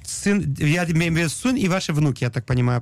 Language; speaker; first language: Russian; native; Russian